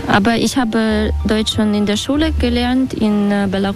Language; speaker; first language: German; non-native, fluent; Russian